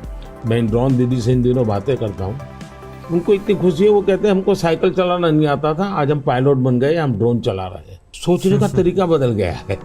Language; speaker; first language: Hindi; native; Hindi